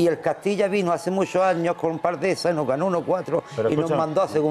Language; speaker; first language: Spanish; native; Spanish